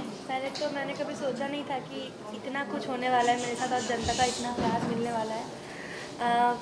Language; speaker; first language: Hindi; non-native, local second language; Bangla